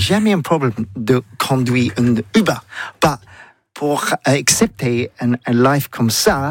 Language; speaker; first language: French; non-native, learner; English